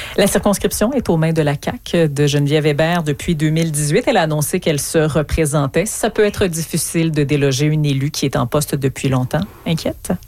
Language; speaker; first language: French; native; French